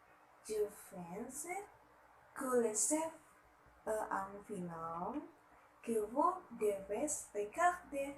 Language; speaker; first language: French; non-native, learner; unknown